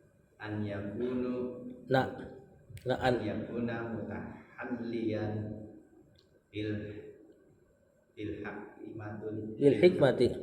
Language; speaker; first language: Arabic; non-native, learner; Indonesian